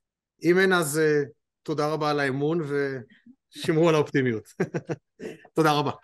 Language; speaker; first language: Hebrew; native; Hebrew